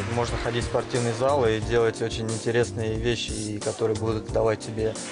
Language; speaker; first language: Russian; native; Russian